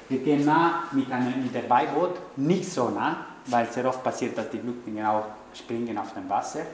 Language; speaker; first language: German; non-native, fluent; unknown